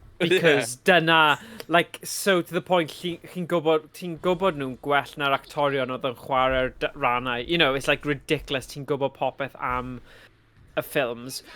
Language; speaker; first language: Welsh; native; Welsh